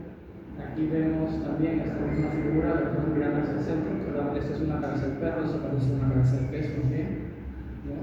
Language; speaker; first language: Spanish; native; Spanish